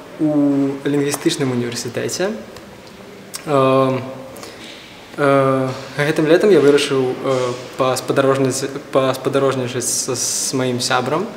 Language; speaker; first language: Belarusian; non-native, local second language; Russian